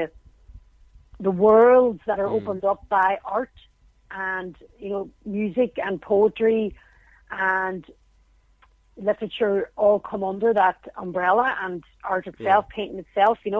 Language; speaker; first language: English; native; English